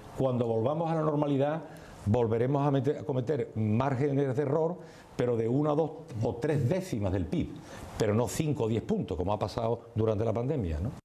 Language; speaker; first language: Spanish; native; Spanish